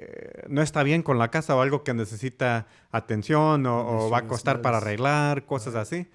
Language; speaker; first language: Spanish; early bilingual, heritage; English